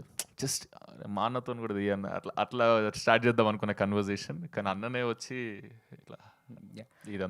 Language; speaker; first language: Telugu; native; Telugu